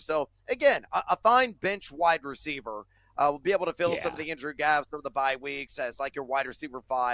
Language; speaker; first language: English; native; English